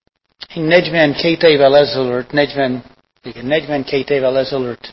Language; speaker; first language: Hungarian; non-native, fluent; English